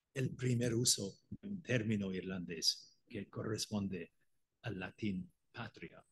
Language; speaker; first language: Spanish; non-native, fluent; Irish